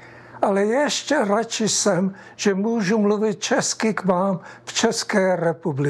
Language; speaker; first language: Czech; early bilingual, heritage; Czech